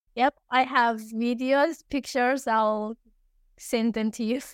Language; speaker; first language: English; early bilingual, other home language; Arabic